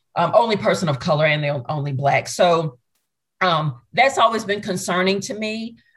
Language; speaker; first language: English; native; English